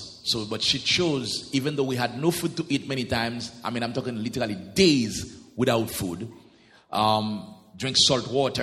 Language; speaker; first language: English; non-native, fluent; Haitian Creole